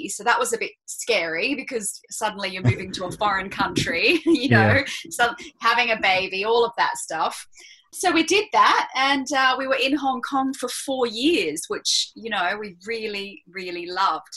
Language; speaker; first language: English; native; English